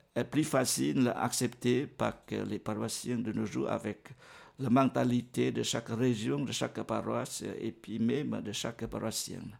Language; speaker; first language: French; non-native, fluent; Vietnamese